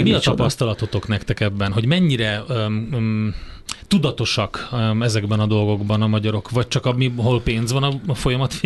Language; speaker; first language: Hungarian; native; Hungarian